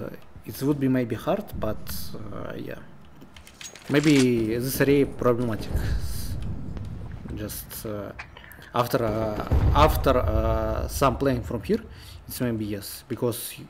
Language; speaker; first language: English; non-native, learner; Russian